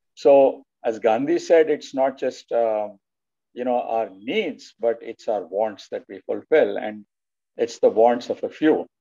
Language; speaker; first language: English; non-native, local second language; Telugu